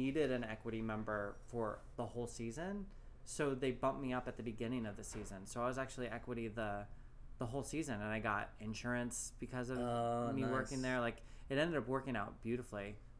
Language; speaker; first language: English; native; English